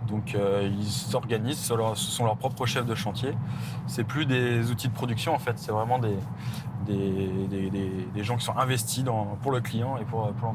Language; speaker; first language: French; native; French